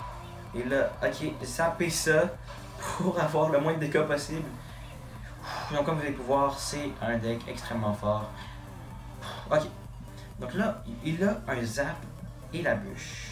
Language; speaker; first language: French; native; French